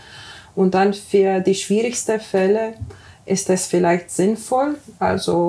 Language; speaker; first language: German; non-native, fluent; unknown